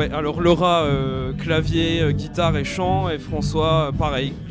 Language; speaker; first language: French; native; French